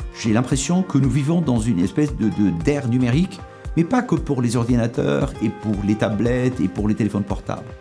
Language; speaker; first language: French; non-native, local second language; Arabic